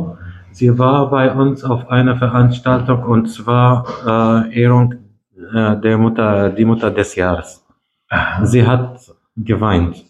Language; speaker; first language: German; non-native, fluent; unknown